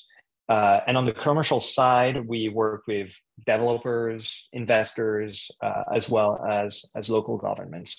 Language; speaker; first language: English; non-native, fluent; French